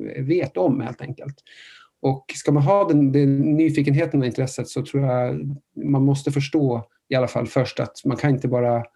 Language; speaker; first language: Swedish; non-native, fluent; Norwegian